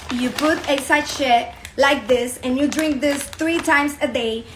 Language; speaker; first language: English; non-native, fluent; Spanish